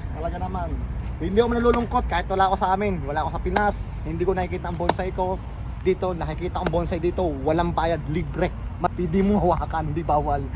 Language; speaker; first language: Filipino; native; Filipino